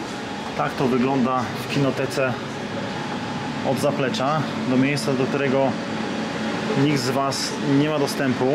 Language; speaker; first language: Polish; native; Polish